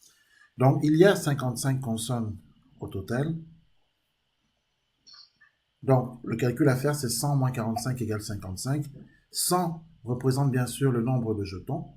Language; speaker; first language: French; native; French